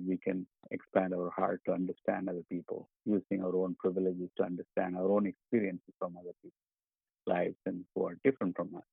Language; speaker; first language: English; non-native, local second language; Tamil